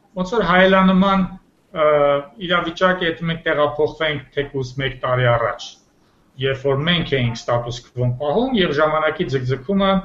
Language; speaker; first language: Armenian; native; Armenian